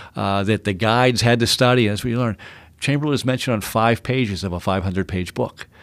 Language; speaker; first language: English; native; English